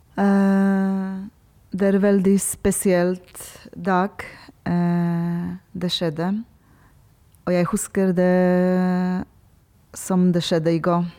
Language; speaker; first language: Norwegian; non-native, learner; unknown